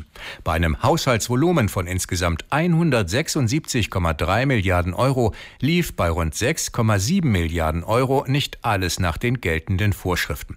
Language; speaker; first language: German; native; German